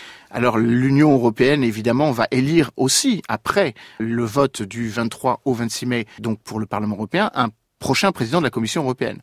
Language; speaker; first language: French; native; French